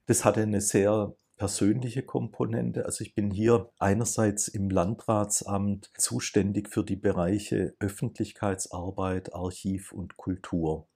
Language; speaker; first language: German; native; German